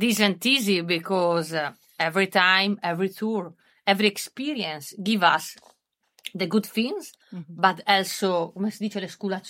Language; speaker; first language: English; non-native, learner; Italian